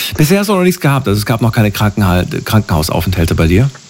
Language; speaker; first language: German; native; German